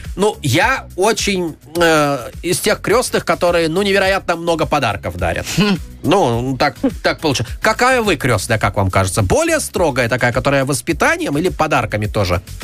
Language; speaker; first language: Russian; native; Russian